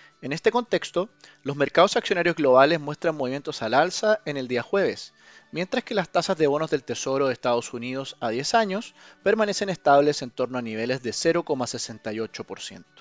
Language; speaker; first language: Spanish; native; Spanish